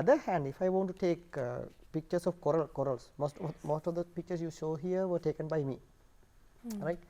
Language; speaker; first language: English; non-native, local second language; Sinhala